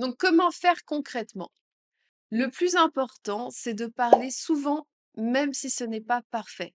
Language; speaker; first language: French; native; French